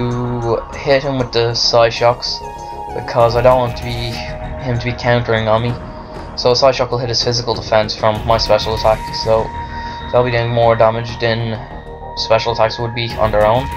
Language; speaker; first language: English; native; English